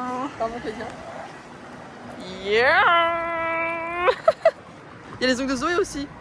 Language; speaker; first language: French; native; French